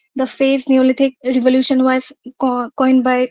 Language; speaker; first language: English; non-native, local second language; Assamese